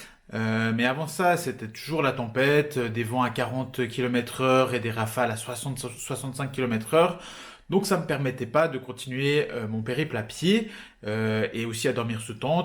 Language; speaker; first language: French; native; French